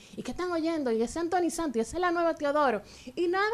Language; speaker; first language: Spanish; native; Spanish